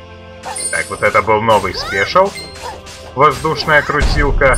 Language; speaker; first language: Russian; native; Russian